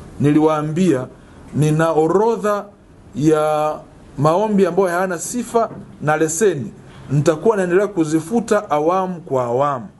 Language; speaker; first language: Swahili; native; Swahili